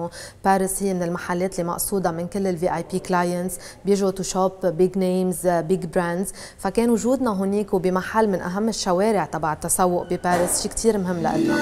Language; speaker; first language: Arabic; native; Arabic